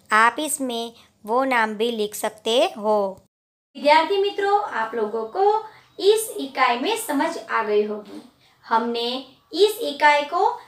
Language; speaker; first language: Hindi; non-native, local second language; Gujarati